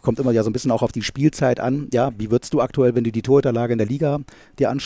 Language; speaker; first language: German; native; German